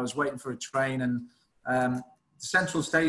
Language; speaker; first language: English; native; English